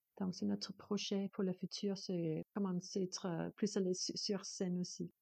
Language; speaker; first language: French; non-native, learner; Danish